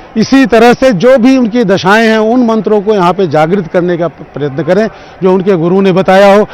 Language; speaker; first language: Hindi; native; Hindi